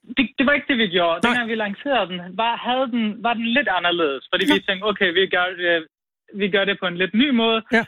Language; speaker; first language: Danish; early bilingual, other home language; Arabic